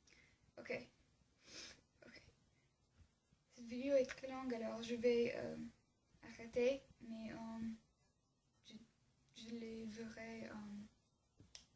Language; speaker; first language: French; non-native, learner; English